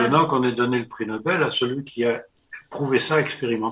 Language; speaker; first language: French; native; French